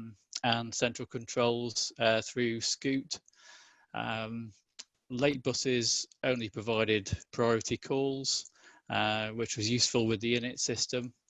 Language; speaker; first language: English; native; English